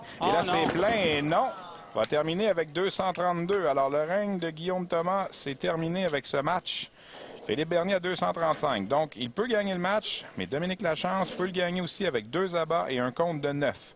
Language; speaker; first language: French; native; French